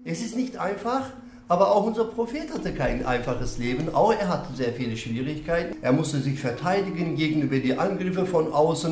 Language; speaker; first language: German; non-native, fluent; Turkish